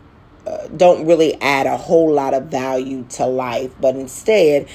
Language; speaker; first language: English; native; English